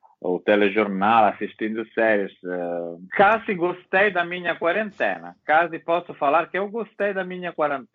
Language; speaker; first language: Portuguese; non-native, learner; Italian